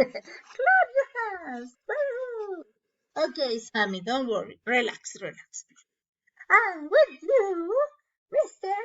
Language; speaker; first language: English; non-native, learner; Spanish